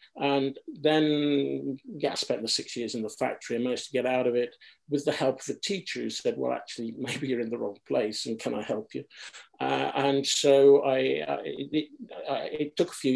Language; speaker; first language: English; native; English